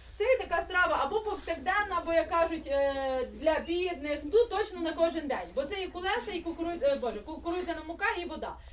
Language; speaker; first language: Ukrainian; native; Ukrainian